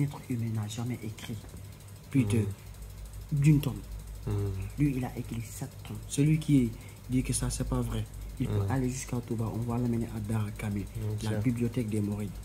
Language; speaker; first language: French; non-native, local second language; Wolof